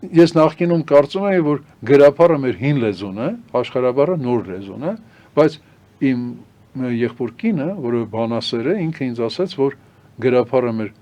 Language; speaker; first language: Armenian; native; Armenian